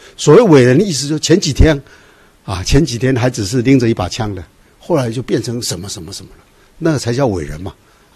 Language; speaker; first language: Chinese; native; Chinese